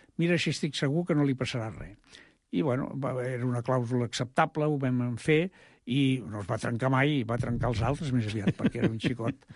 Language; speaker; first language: Catalan; native; Catalan